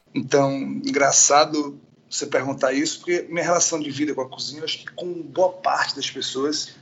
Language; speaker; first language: Portuguese; native; Portuguese